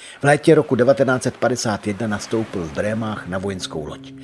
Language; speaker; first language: Czech; native; Czech